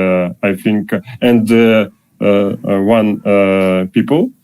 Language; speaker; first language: English; non-native, learner; Russian